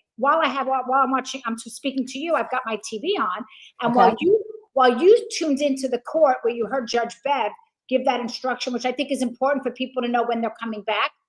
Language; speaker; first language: English; native; English